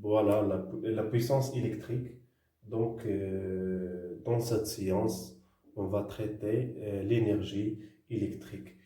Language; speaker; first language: French; non-native, local second language; Arabic